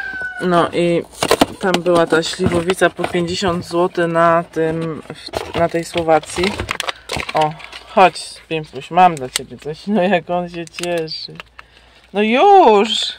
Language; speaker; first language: Polish; native; Polish